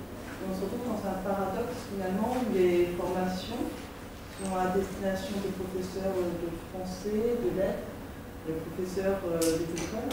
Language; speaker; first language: French; native; French